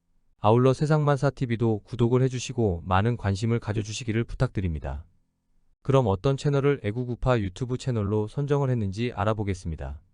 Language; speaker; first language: Korean; native; Korean